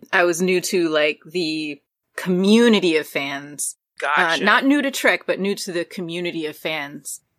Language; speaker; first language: English; native; English